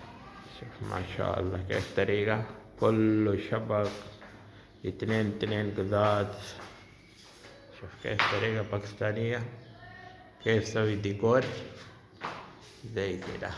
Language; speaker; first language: Arabic; non-native, learner; Urdu